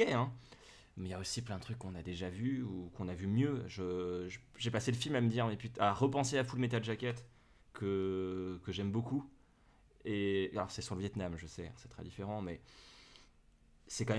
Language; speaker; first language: French; native; French